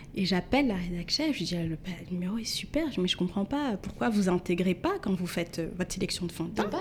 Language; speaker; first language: French; native; French